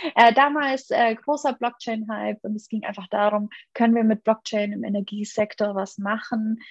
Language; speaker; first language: German; native; German